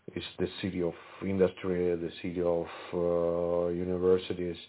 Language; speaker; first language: English; non-native, fluent; Ukrainian